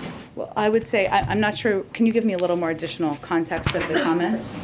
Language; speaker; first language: English; native; English